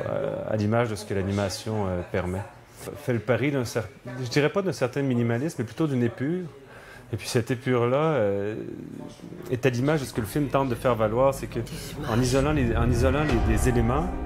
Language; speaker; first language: French; native; French